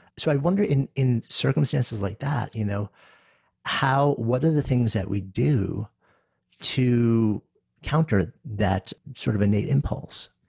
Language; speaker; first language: English; native; English